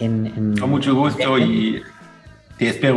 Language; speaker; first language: Spanish; non-native, fluent; German